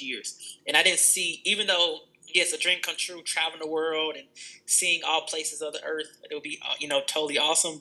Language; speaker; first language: English; native; English